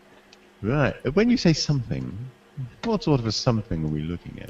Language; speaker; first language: English; native; English